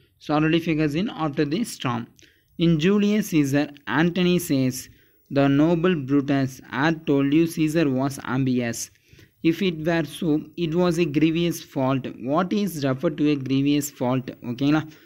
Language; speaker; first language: English; non-native, local second language; Tamil